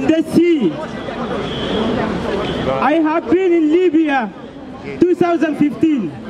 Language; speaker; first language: English; non-native, learner; Arabic